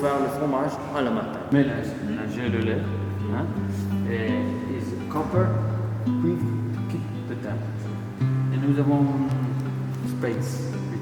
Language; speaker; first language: French; non-native, learner; Italian